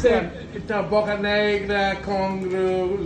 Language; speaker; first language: Portuguese; non-native, learner; English